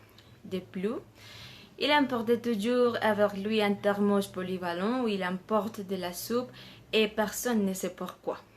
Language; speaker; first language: French; non-native, learner; Spanish